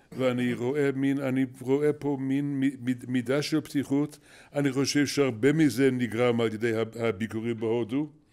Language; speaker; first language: Hebrew; non-native, fluent; English